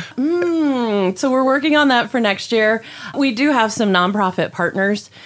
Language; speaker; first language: English; native; English